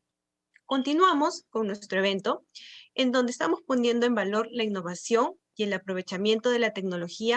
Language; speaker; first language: Spanish; native; Spanish